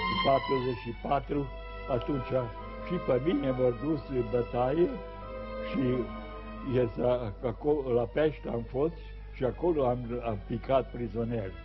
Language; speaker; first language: Romanian; non-native, local second language; Serbian